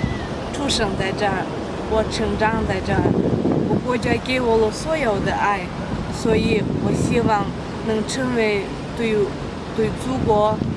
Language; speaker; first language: Chinese; non-native, fluent; Kyrgyz